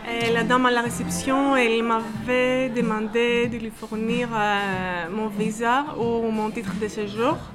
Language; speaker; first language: French; non-native, fluent; Greek